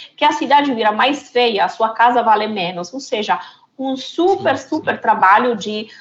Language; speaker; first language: Portuguese; non-native, fluent; Italian